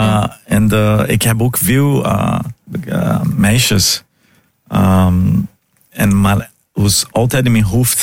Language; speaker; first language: Dutch; non-native, fluent; Portuguese